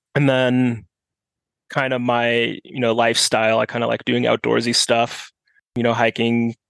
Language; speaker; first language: English; non-native, fluent; German